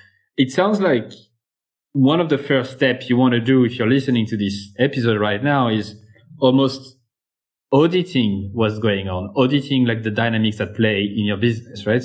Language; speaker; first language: English; non-native, fluent; French